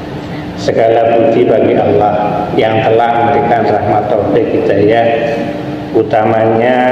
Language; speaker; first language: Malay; non-native, local second language; Javanese